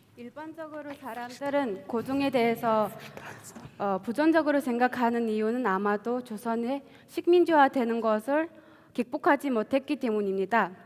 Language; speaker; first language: Korean; non-native, fluent; Mongolian